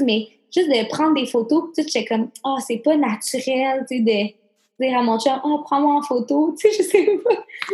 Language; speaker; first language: French; native; French